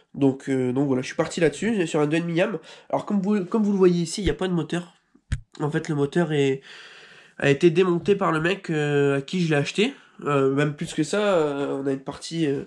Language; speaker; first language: French; native; French